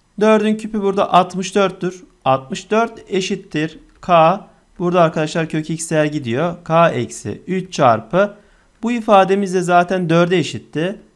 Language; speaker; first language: Turkish; native; Turkish